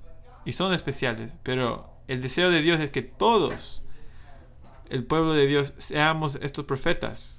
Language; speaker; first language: Spanish; non-native, fluent; English